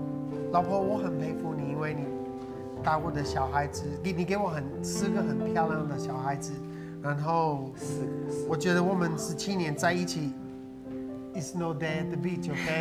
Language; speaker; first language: Chinese; non-native, fluent; English